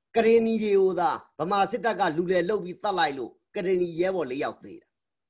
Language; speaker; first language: Burmese; native; Burmese